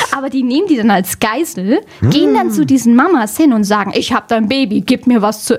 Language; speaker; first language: German; native; German